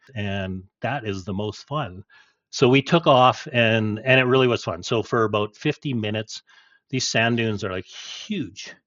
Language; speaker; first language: English; native; English